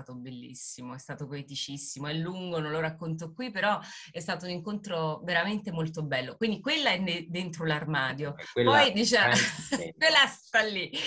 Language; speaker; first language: Italian; native; Italian